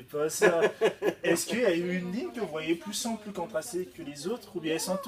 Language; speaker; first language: French; native; French